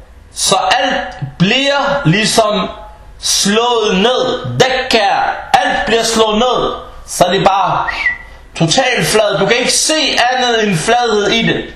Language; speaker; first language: Danish; non-native, fluent; Arabic